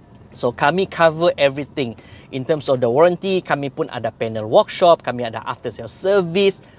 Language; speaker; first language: English; non-native, local second language; Malay